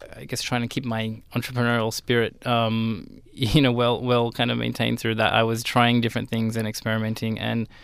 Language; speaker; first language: English; native; English